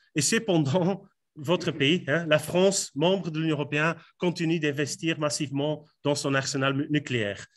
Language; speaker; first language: French; non-native, fluent; Dutch